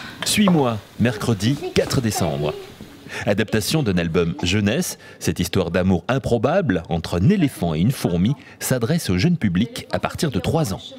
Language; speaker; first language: French; native; French